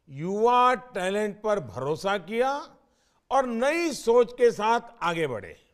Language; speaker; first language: Hindi; non-native, local second language; Gujarati